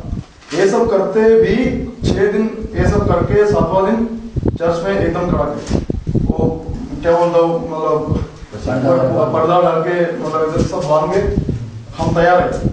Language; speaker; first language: Hindi; non-native, local second language; Malayalam